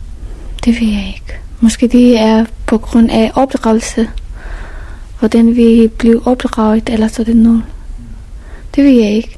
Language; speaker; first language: Danish; non-native, fluent; Persian